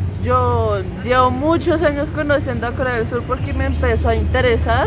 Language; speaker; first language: Spanish; native; Spanish